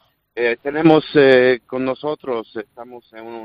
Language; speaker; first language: Spanish; non-native, fluent; Polish